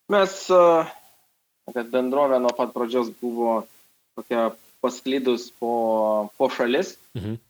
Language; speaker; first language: Lithuanian; non-native, local second language; Russian